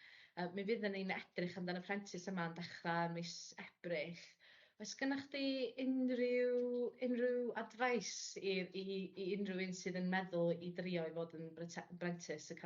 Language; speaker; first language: Welsh; native; Welsh